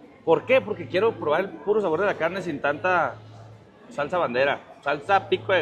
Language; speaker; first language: Spanish; native; Spanish